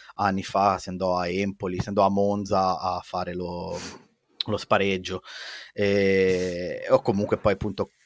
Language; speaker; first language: Italian; native; Italian